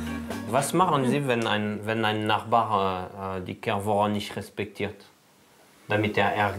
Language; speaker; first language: German; non-native, fluent; French